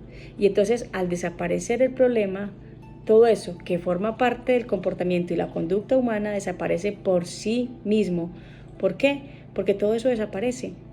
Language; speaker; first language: Spanish; native; Spanish